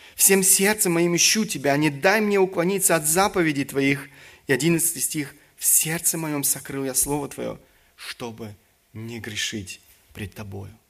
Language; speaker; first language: Russian; early bilingual, other home language; German